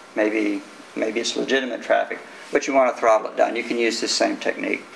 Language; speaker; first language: English; native; English